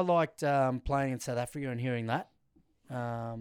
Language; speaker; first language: English; native; English